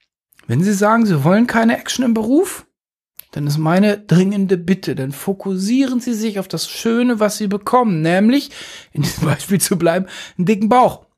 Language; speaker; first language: German; native; German